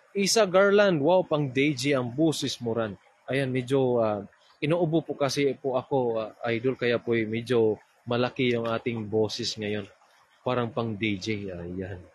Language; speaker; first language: Filipino; non-native, local second language; Cebuano